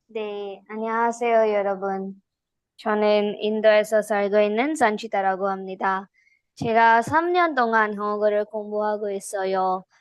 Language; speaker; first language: Korean; non-native, learner; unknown